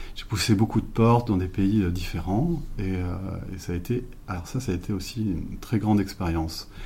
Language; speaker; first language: French; native; French